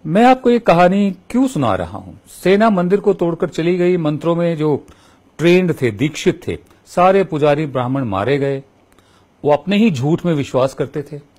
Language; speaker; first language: Hindi; native; Hindi